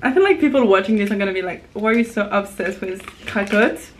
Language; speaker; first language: English; non-native, fluent; French